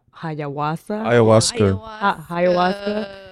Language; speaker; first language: English; non-native, fluent; Spanish